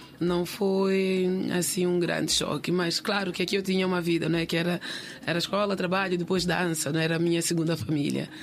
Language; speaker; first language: Portuguese; native; Portuguese